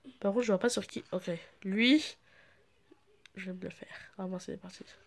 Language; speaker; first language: French; native; French